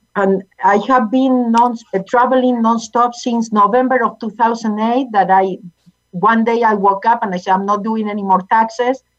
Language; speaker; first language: English; non-native, fluent; Spanish